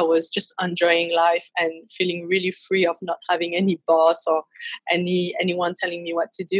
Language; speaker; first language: English; non-native, fluent; French